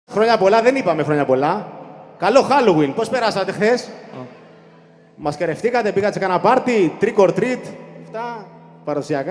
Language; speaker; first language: Greek; native; Greek